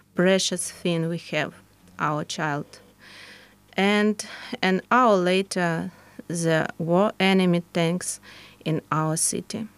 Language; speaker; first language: English; non-native, fluent; Ukrainian